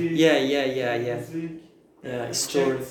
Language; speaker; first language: English; non-native, learner; Turkish